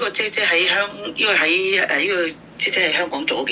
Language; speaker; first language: Cantonese; native; Cantonese